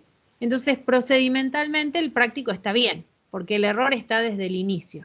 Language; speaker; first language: Spanish; native; Spanish